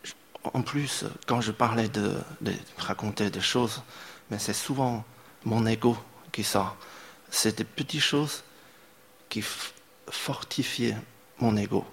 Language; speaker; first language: French; non-native, fluent; Chinese